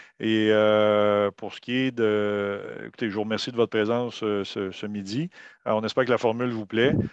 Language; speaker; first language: French; native; French